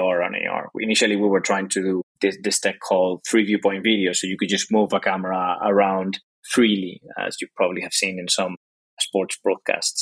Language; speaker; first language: English; non-native, fluent; Spanish